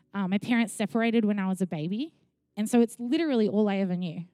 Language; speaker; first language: English; native; English